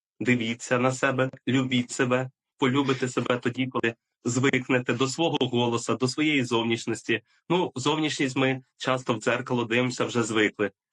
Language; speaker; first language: Ukrainian; native; Ukrainian